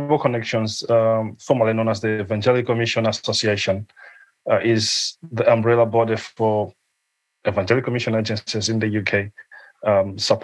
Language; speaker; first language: English; non-native, local second language; Nyanja